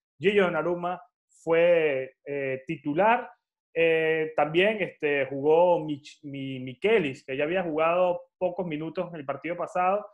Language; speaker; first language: Spanish; native; Spanish